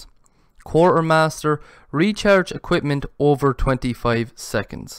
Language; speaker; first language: English; native; English